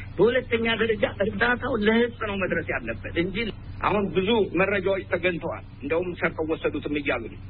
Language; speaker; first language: Amharic; native; Amharic